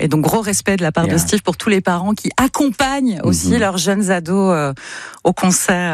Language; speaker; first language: French; native; French